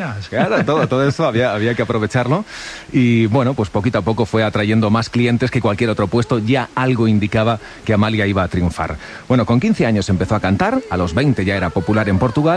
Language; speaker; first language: Spanish; native; Spanish